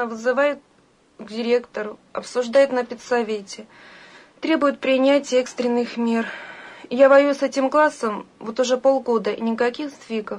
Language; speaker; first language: Russian; native; Russian